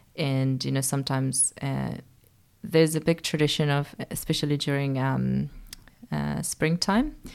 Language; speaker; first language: English; early bilingual, other home language; Persian